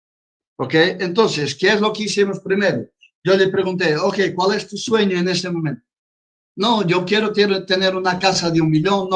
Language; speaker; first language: Spanish; non-native, fluent; Portuguese